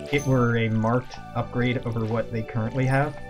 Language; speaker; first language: English; native; English